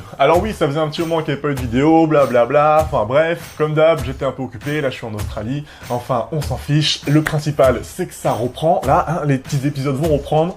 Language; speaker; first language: French; native; French